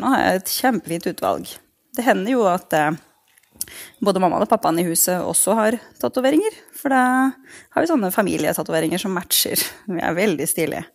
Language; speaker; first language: Norwegian; native; Norwegian